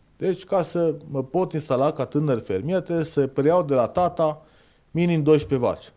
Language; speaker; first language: Romanian; native; Romanian